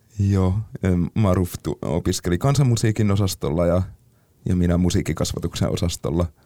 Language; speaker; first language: Finnish; native; Finnish